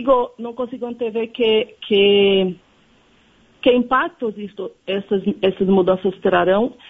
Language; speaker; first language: Spanish; non-native, learner; Portuguese